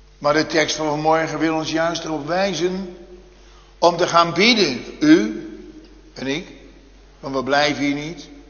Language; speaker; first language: Dutch; native; Dutch